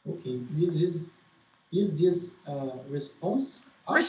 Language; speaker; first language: English; non-native, learner; Portuguese